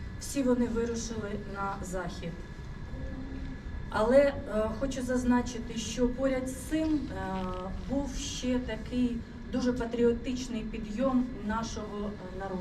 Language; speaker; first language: Ukrainian; non-native, local second language; Russian